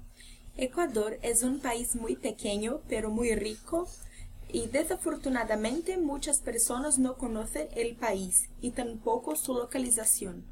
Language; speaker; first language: Spanish; non-native, learner; English